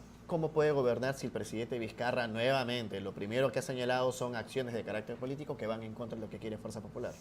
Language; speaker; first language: Spanish; native; Spanish